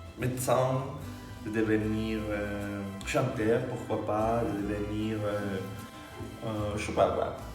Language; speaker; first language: French; non-native, fluent; Spanish